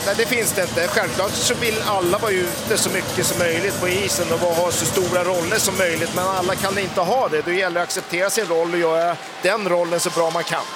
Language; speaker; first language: Swedish; native; Swedish